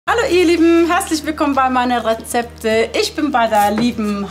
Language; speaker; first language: German; early bilingual, other home language; Turkish